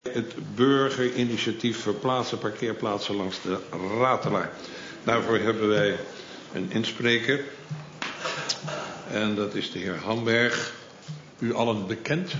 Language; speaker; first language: Dutch; native; Dutch